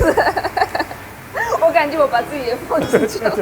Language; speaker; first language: Chinese; non-native, fluent; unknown